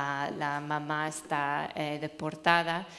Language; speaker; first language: Spanish; non-native, fluent; English